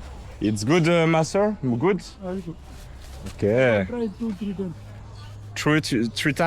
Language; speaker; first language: English; non-native, learner; French